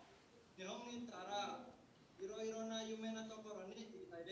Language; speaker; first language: Japanese; non-native, learner; Indonesian